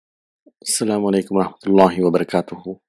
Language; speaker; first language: Arabic; non-native, fluent; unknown